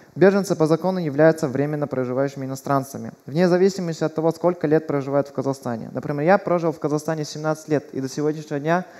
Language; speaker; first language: Russian; early bilingual, other home language; Persian